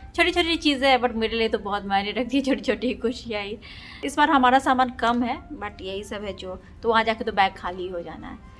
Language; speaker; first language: Hindi; native; Hindi